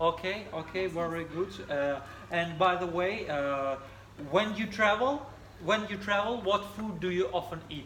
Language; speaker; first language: English; non-native, fluent; Russian